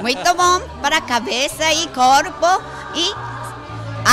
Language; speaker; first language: Portuguese; non-native, learner; Japanese